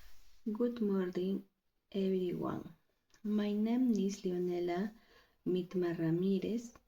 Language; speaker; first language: English; non-native, learner; Spanish